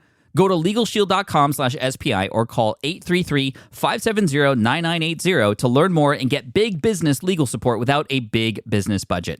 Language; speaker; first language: English; native; English